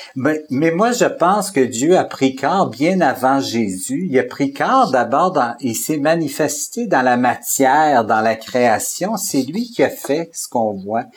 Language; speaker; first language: French; native; French